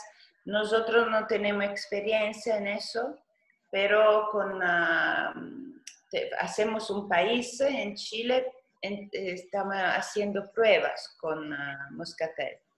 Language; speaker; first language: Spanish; non-native, fluent; Italian